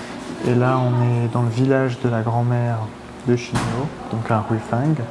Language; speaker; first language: French; native; French